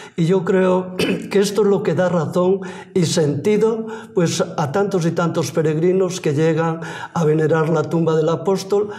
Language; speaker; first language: Spanish; native; Spanish